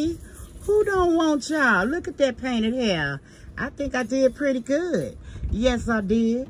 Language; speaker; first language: English; native; English